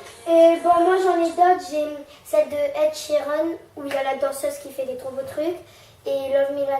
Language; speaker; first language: French; native; French